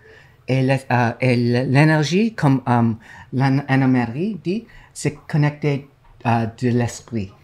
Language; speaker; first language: French; non-native, learner; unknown